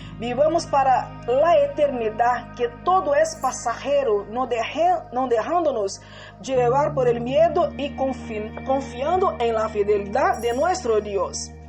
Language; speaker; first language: Spanish; non-native, fluent; Portuguese